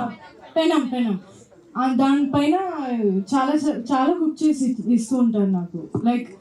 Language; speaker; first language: Telugu; non-native, local second language; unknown